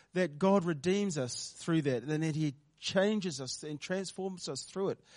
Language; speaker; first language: English; native; English